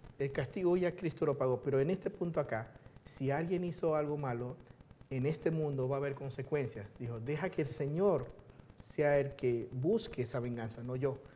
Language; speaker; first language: Spanish; early bilingual, other home language; Chinese